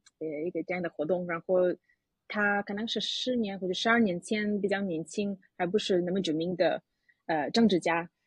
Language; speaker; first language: Chinese; non-native, fluent; Russian